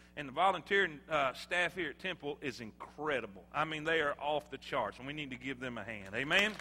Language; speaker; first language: English; native; English